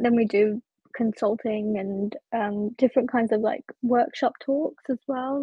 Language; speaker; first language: English; native; English